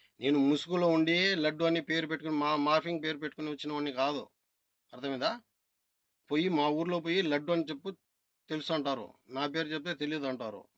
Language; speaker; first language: Telugu; non-native, local second language; Urdu